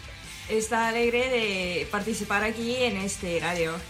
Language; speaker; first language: Spanish; non-native, learner; Ukrainian